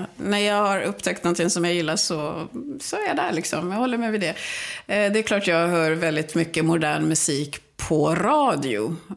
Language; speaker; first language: Swedish; early bilingual, other home language; Swahili